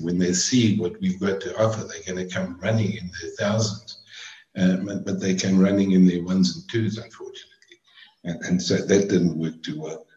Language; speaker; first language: English; native; English